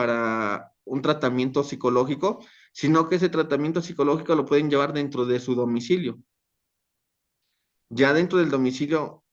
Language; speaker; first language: Spanish; native; Spanish